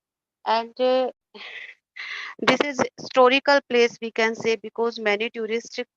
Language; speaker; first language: English; non-native, learner; Hindi